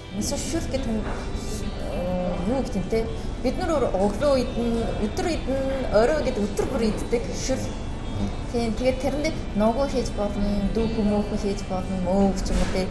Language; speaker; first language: Mongolian; non-native, learner; Japanese